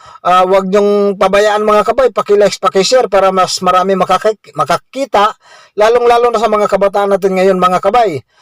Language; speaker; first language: Filipino; non-native, local second language; Cebuano